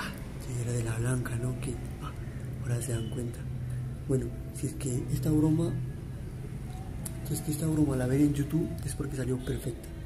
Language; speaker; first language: Spanish; native; Spanish